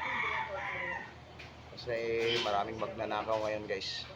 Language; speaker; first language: Filipino; non-native, local second language; Cebuano